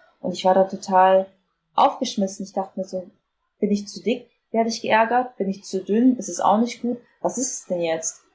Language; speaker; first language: German; native; German